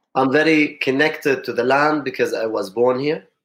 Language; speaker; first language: English; non-native, fluent; Arabic